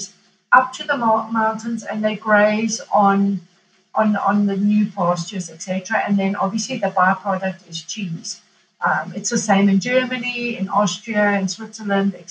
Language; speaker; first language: English; native; English